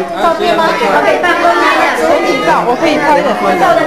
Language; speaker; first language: Chinese; native; Chinese